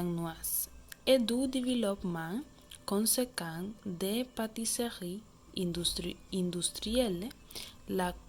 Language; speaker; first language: French; non-native, learner; Spanish